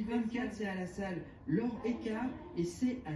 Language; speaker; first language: French; native; French